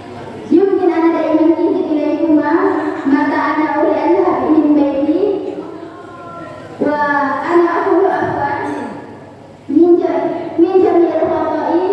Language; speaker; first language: Arabic; non-native, learner; Indonesian